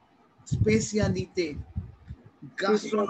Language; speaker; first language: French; non-native, learner; Hindi